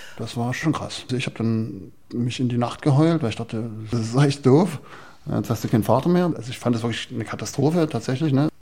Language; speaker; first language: German; native; German